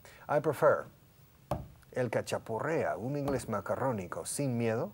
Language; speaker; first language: Spanish; non-native, fluent; English